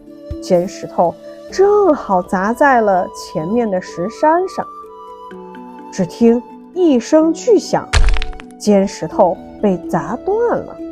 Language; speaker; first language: Chinese; native; Chinese